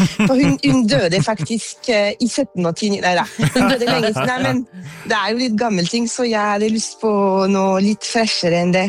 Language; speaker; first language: Norwegian; non-native, fluent; French